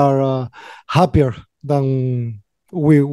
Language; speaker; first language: English; non-native, fluent; Spanish